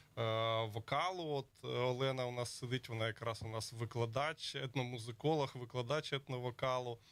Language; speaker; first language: Ukrainian; native; Ukrainian